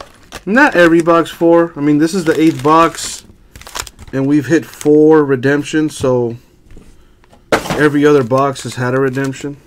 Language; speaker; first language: English; native; English